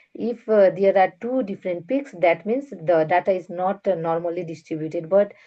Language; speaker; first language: English; non-native, fluent; Nepali